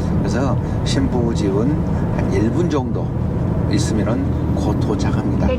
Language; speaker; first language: Korean; native; Korean